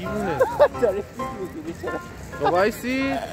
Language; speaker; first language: Persian; native; Persian